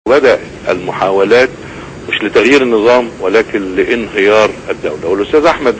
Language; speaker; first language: Arabic; native; Arabic